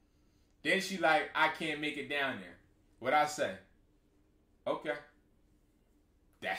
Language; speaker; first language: English; native; English